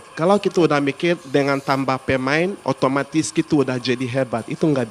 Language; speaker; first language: Indonesian; non-native, fluent; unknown